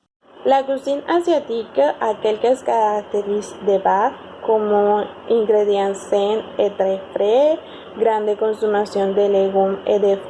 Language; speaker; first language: French; non-native, learner; Spanish